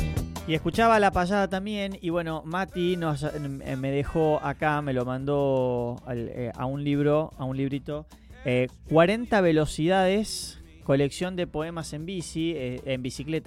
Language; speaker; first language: Spanish; native; Spanish